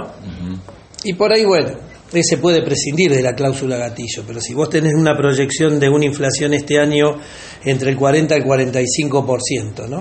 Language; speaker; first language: Spanish; native; Spanish